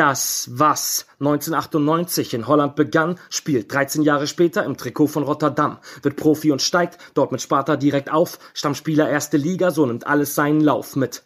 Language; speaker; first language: German; native; German